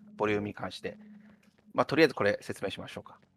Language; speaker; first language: Japanese; non-native, fluent; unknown